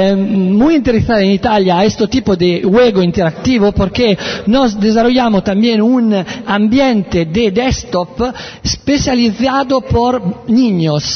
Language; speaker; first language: Spanish; non-native, learner; Italian